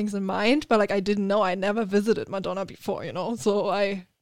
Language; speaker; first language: English; non-native, fluent; German